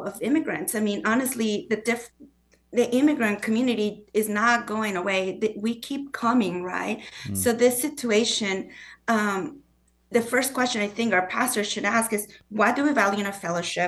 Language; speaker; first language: English; non-native, fluent; Spanish